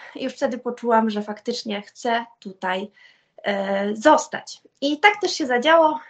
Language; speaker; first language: Polish; native; Polish